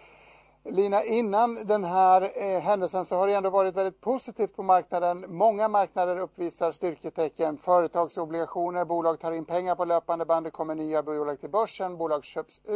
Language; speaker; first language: Swedish; native; Swedish